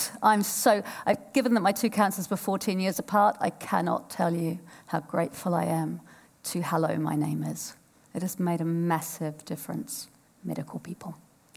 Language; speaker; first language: English; native; English